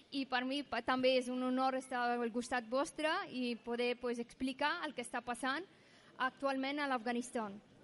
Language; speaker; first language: Catalan; non-native, fluent; Persian